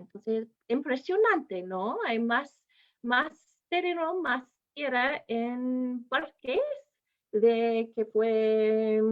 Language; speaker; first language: Spanish; non-native, fluent; English